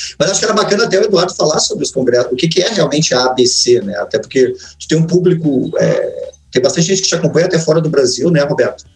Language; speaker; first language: Portuguese; native; Portuguese